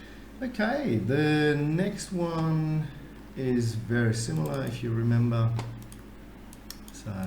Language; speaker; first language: English; native; English